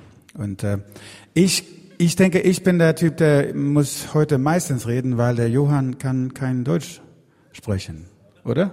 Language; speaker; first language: German; non-native, learner; Swedish